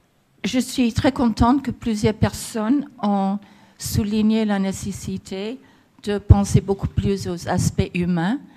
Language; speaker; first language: French; non-native, fluent; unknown